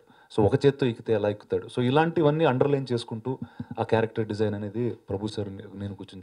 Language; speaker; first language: Telugu; native; Telugu